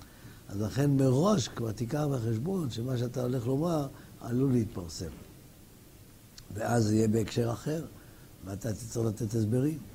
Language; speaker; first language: Hebrew; native; Hebrew